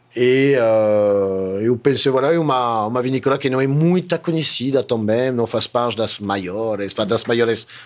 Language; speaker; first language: Portuguese; non-native, fluent; French